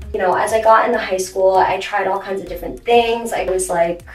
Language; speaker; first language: English; native; English